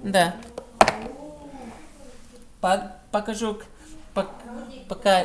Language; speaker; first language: Russian; non-native, learner; Italian